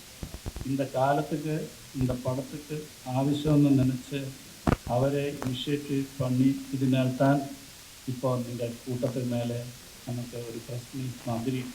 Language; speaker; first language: Tamil; non-native, learner; Malayalam